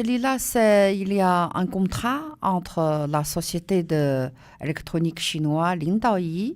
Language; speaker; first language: French; non-native, learner; Chinese